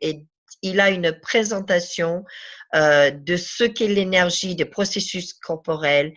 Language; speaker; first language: French; native; French